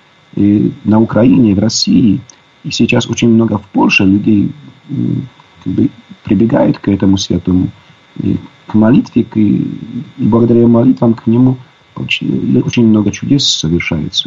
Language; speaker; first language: Russian; non-native, fluent; Polish